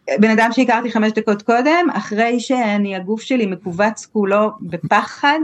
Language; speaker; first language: Hebrew; native; Hebrew